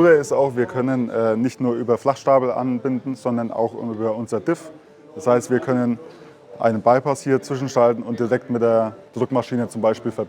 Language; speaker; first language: German; native; German